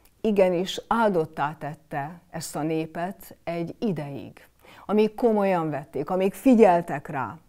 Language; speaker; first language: Hungarian; native; Hungarian